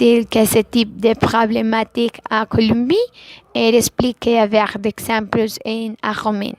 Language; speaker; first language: French; non-native, learner; Spanish